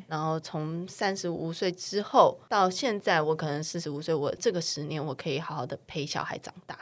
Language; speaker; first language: Chinese; native; Chinese